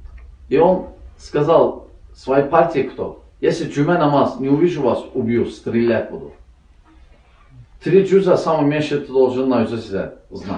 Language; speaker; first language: Russian; non-native, learner; Azerbaijani